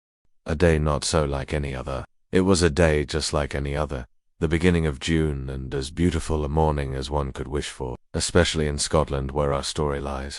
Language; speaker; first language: English; native; English